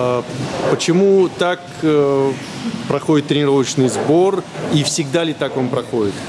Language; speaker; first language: Russian; native; Russian